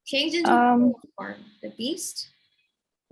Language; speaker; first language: English; non-native, fluent; Thai